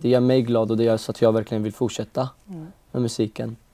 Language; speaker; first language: Swedish; early bilingual, other home language; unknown